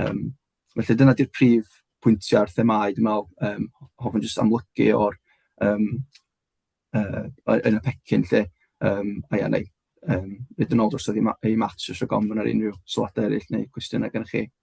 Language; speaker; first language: Welsh; native; Welsh